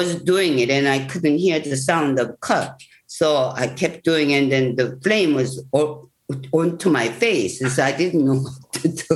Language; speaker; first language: English; non-native, learner; Korean